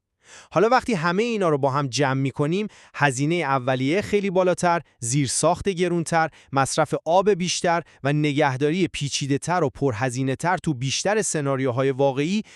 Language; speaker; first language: Persian; native; Persian